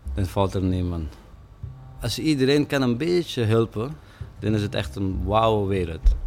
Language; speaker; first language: Dutch; non-native, fluent; Persian